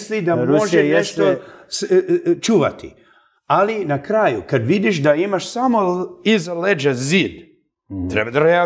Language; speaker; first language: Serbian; early bilingual, heritage; Serbian